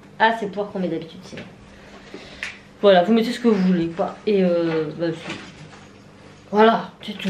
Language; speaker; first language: French; native; French